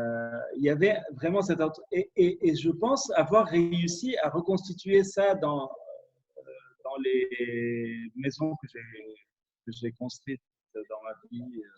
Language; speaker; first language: French; non-native, local second language; Arabic